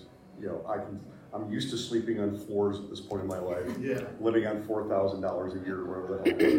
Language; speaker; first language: English; native; English